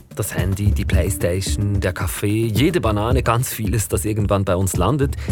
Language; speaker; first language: German; native; German